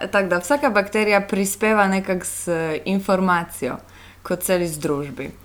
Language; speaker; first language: Slovenian; non-native, fluent; Polish